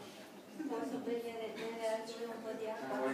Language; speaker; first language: Italian; non-native, fluent; Romanian